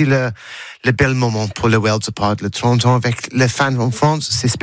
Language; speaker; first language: French; non-native, learner; English